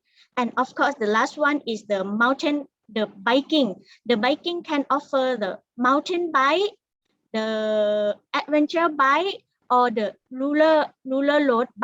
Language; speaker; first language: English; non-native, learner; Thai